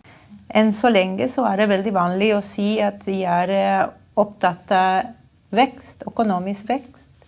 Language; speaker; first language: Norwegian; non-native, fluent; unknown